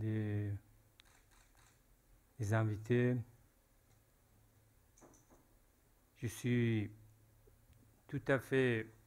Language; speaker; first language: French; non-native, fluent; Persian